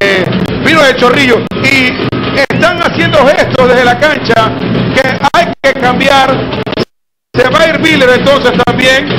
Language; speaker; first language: Spanish; native; Spanish